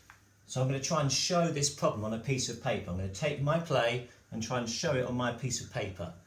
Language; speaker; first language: English; native; English